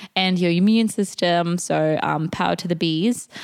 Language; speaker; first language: English; non-native, fluent; German